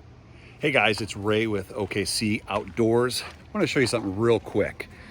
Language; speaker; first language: English; native; English